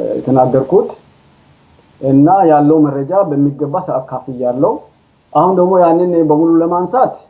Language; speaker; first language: Amharic; non-native, local second language; Sidamo